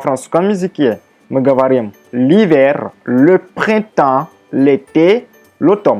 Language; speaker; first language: Russian; non-native, fluent; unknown